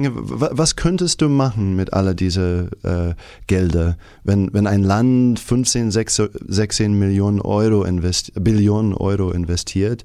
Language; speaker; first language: German; non-native, fluent; English